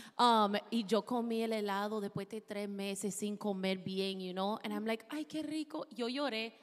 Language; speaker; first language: Spanish; non-native, fluent; English